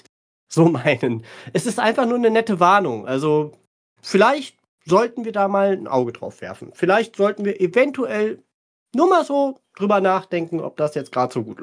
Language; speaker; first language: German; native; German